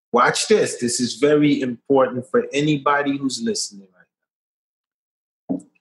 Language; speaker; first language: English; early bilingual, other home language; Haitian Creole